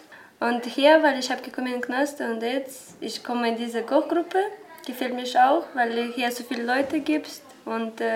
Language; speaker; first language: German; non-native, learner; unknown